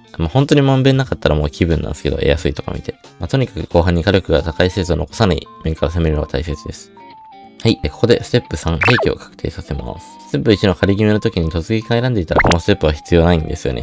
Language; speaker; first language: Japanese; native; Japanese